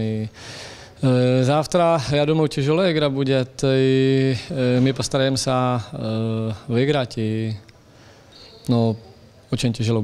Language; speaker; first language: Russian; non-native, fluent; Czech